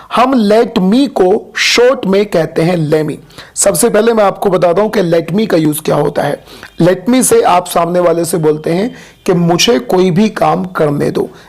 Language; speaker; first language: Hindi; native; Hindi